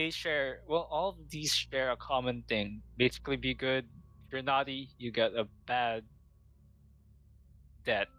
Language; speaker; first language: English; non-native, local second language; Filipino